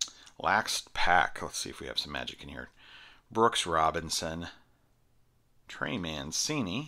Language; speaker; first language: English; native; English